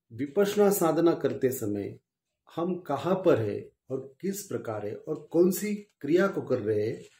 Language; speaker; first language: Hindi; non-native, local second language; Marathi